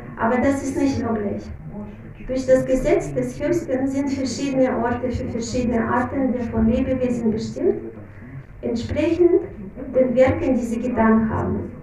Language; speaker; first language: German; non-native, fluent; Russian